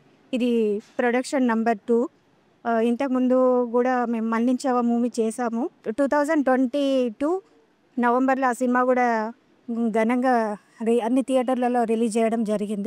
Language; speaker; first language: Telugu; native; Telugu